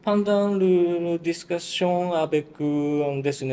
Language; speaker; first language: French; non-native, learner; Japanese